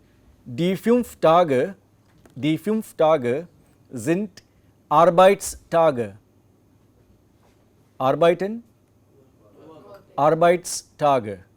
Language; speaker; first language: German; non-native, fluent; English